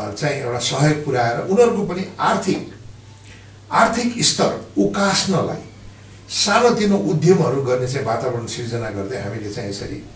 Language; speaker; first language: Nepali; non-native, local second language; Sherpa